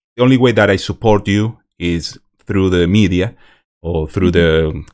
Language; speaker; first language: English; non-native, learner; Spanish